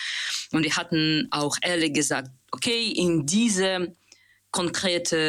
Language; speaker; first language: German; non-native, learner; Russian